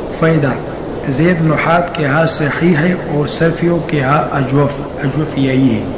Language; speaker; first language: Urdu; non-native, local second language; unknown